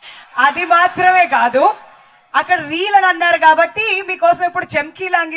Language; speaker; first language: Telugu; native; Telugu